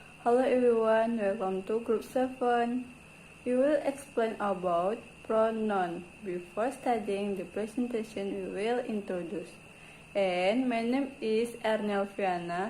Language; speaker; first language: English; non-native, learner; Indonesian